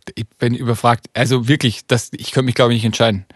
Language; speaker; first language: German; native; German